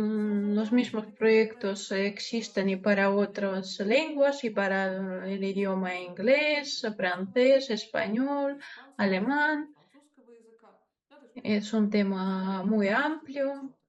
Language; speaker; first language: Spanish; non-native, fluent; Russian